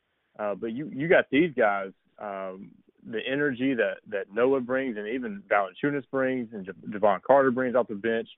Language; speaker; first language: English; native; English